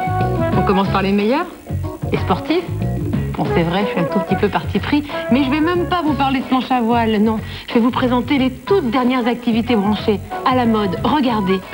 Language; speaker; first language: French; native; French